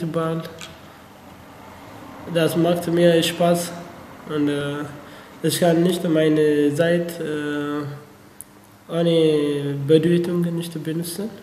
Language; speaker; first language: German; non-native, learner; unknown